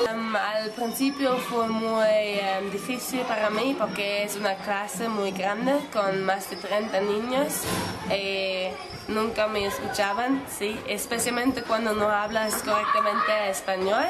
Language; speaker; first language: Spanish; non-native, fluent; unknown